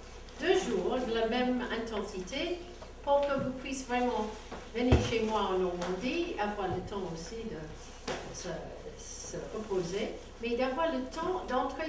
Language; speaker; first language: French; non-native, fluent; English